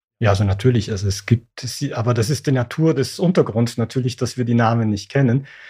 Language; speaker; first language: German; early bilingual, other home language; Persian